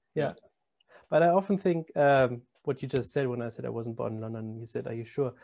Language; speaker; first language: English; non-native, fluent; German